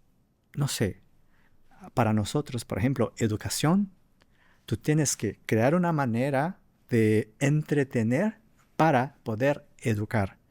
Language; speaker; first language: Spanish; non-native, fluent; Portuguese